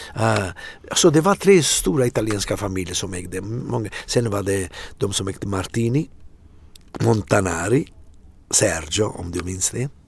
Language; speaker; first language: Swedish; non-native, fluent; Italian